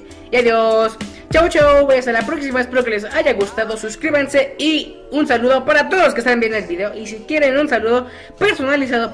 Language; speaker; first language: Spanish; native; Spanish